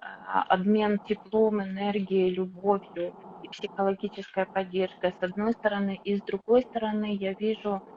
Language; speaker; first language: Russian; native; Russian